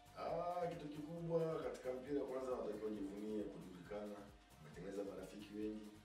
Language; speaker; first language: Swahili; native; Swahili